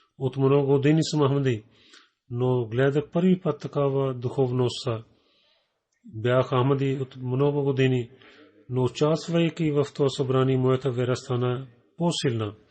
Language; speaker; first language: Bulgarian; non-native, fluent; Urdu